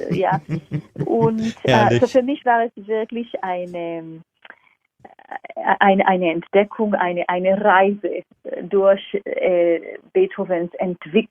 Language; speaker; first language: German; non-native, fluent; Hebrew